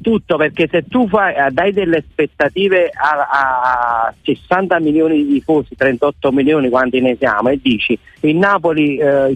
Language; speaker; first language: Italian; native; Italian